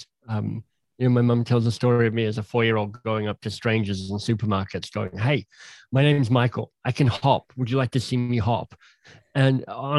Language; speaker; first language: English; native; English